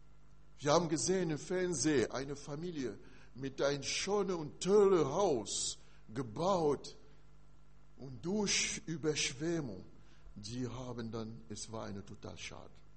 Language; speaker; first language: German; non-native, learner; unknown